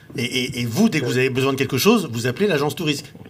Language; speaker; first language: French; native; French